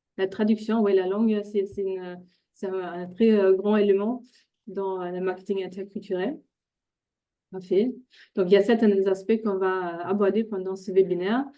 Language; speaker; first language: French; non-native, fluent; German